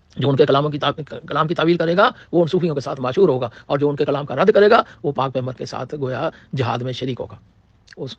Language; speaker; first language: Urdu; non-native, local second language; Punjabi